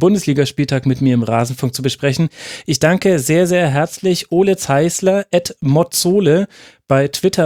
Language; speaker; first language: German; native; German